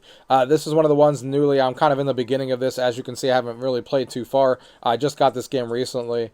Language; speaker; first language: English; native; English